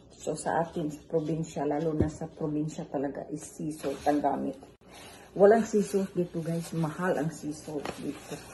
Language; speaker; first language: Filipino; non-native, local second language; Cebuano